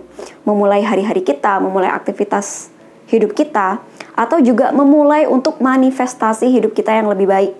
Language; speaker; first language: Indonesian; native; Indonesian